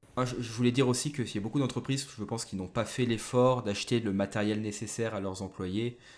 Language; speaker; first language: French; native; French